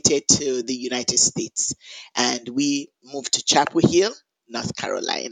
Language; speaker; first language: English; non-native, local second language; Yoruba